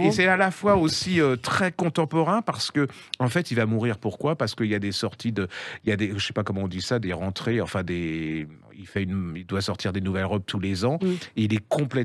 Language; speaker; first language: French; native; French